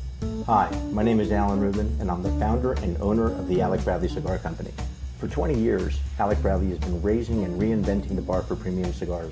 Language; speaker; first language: English; native; English